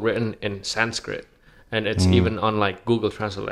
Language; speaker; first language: English; non-native, fluent; Indonesian